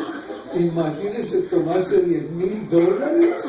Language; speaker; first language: Spanish; native; Spanish